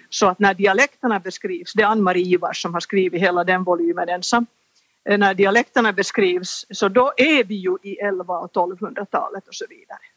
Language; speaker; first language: Swedish; native; Swedish